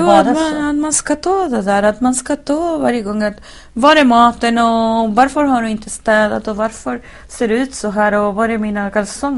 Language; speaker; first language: Swedish; non-native, fluent; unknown